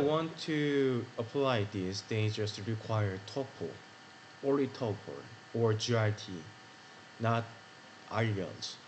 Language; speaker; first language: English; non-native, learner; Korean